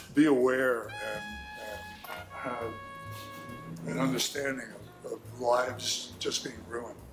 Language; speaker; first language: English; native; English